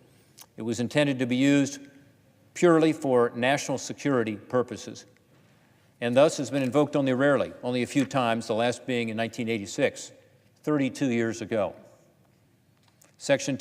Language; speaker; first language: English; native; English